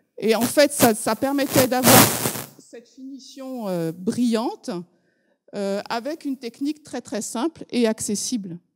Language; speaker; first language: French; native; French